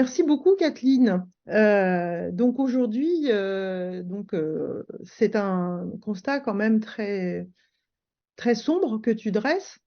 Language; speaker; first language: French; native; French